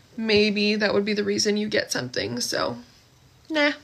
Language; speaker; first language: English; native; English